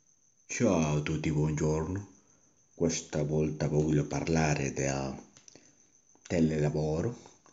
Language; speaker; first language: Italian; non-native, learner; Spanish